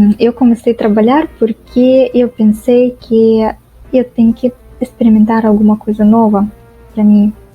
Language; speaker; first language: Portuguese; non-native, fluent; Russian